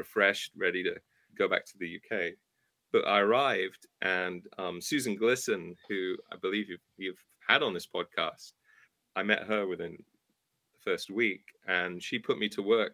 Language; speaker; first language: English; native; English